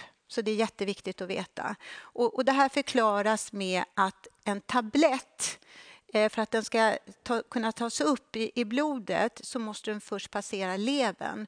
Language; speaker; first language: Swedish; native; Swedish